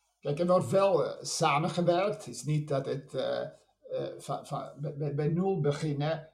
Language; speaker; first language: Dutch; non-native, fluent; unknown